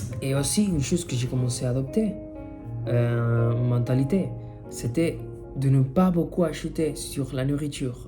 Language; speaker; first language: French; non-native, fluent; Spanish